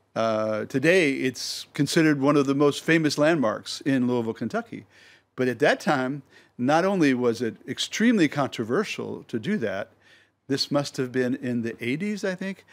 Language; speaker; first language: English; native; English